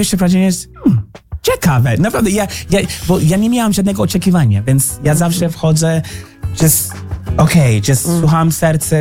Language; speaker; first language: Polish; non-native, learner; English